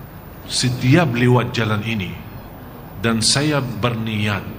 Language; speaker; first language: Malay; non-native, fluent; Arabic